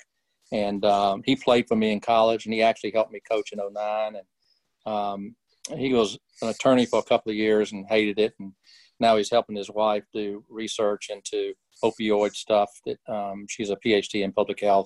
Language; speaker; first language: English; native; English